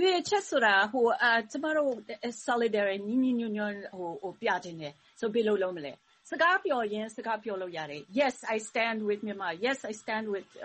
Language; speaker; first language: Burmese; non-native, learner; Thai